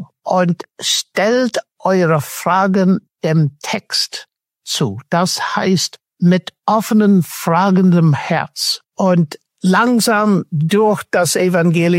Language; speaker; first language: German; non-native, fluent; English